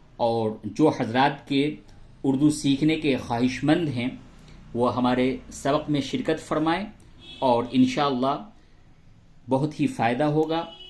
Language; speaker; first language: Hindi; native; Hindi